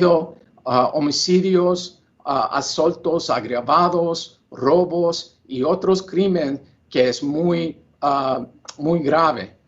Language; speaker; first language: Spanish; non-native, learner; English